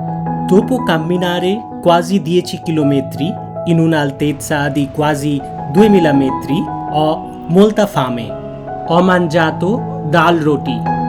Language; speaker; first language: Italian; non-native, fluent; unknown